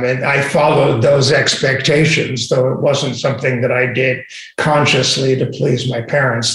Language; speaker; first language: English; native; English